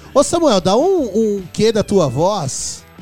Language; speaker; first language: Portuguese; native; Portuguese